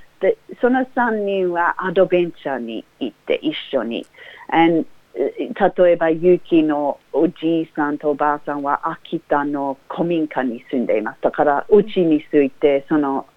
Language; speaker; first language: Japanese; non-native, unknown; English